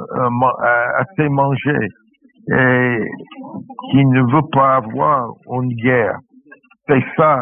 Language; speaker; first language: French; non-native, fluent; English